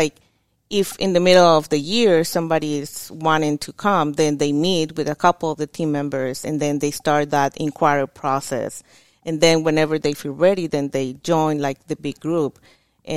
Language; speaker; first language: English; non-native, fluent; Spanish